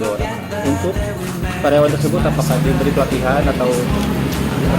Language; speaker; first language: Indonesian; native; Indonesian